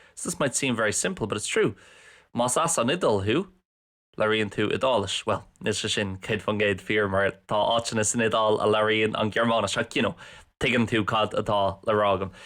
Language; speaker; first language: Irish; non-native, local second language; English